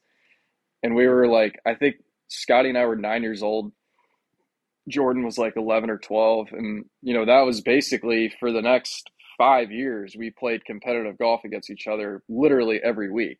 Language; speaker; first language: English; native; English